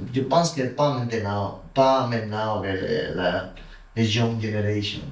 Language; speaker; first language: French; non-native, learner; Spanish